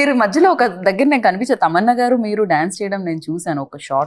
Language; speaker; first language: Telugu; native; Telugu